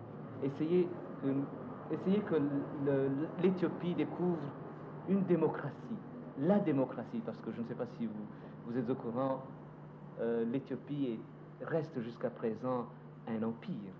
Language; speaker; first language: French; non-native, fluent; Somali